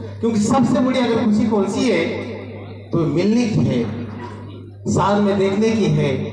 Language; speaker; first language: Hindi; non-native, local second language; Marathi